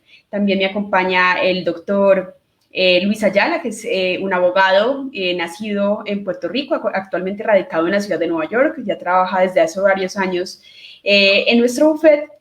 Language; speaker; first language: Spanish; native; Spanish